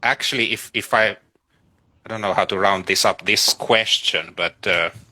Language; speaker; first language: English; non-native, fluent; Finnish